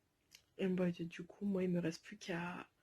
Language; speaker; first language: French; native; French